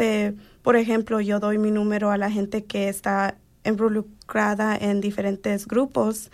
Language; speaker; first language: Spanish; early bilingual, heritage; Spanish